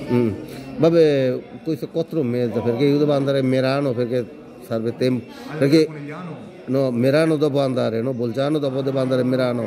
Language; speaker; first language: Italian; non-native, learner; Bangla